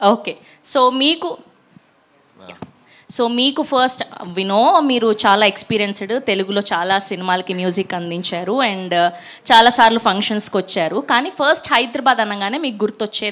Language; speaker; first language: Telugu; native; Telugu